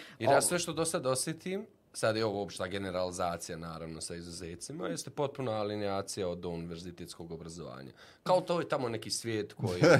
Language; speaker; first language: Bosnian; native; Bosnian